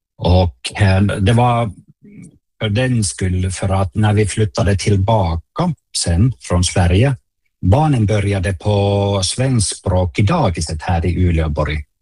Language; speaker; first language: Swedish; non-native, local second language; Finnish